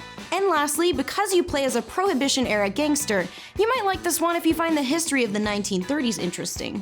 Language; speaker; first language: English; native; English